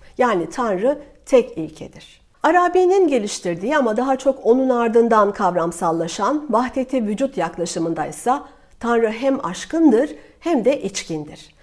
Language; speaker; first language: Turkish; native; Turkish